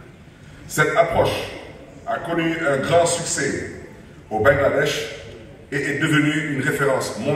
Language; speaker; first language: French; non-native, local second language; Wolof